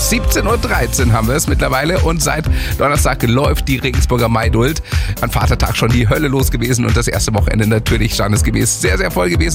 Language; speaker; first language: German; native; German